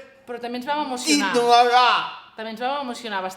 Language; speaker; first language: Catalan; native; Catalan